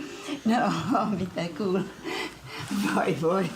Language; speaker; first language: Finnish; non-native, learner; English